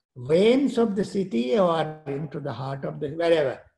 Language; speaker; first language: English; non-native, local second language; Gujarati